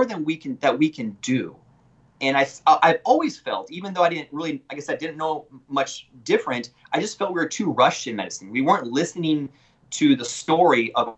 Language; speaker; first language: English; native; English